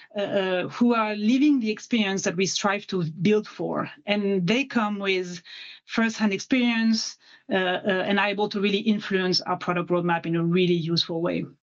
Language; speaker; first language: English; non-native, fluent; French